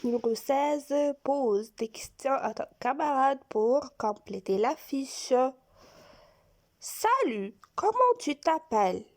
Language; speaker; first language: French; non-native, fluent; Arabic